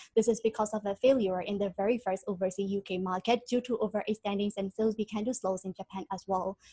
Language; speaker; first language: English; non-native, fluent; Burmese